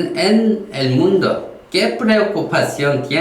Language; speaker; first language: Spanish; non-native, learner; Korean